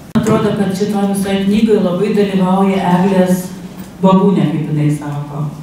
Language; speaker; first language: Lithuanian; native; Lithuanian